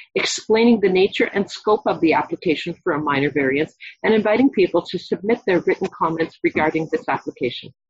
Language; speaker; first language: English; native; English